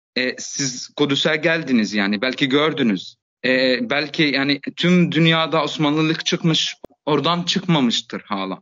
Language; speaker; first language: Turkish; non-native, fluent; Arabic